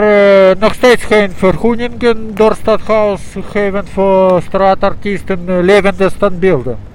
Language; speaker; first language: Dutch; non-native, learner; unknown